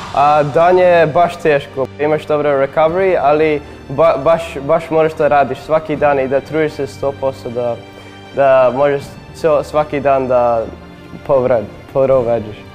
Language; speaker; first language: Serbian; early bilingual, heritage; English